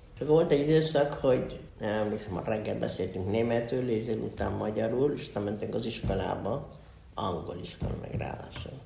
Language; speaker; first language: Hungarian; early bilingual, heritage; Hungarian